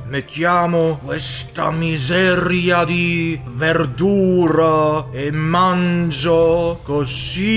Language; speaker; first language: Italian; non-native, learner; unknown